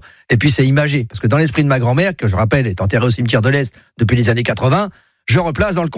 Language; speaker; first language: French; native; French